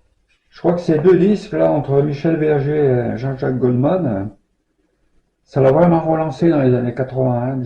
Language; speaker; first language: French; native; French